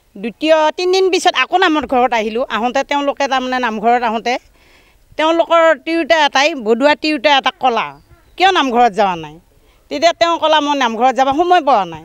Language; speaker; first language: Assamese; native; Assamese